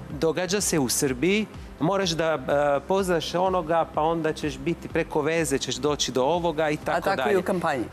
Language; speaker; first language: Bosnian; non-native, fluent; Italian